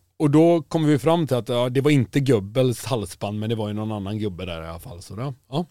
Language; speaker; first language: Swedish; native; Swedish